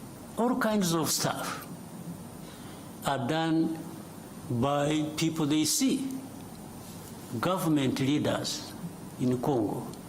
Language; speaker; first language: English; non-native, local second language; Kinyarwanda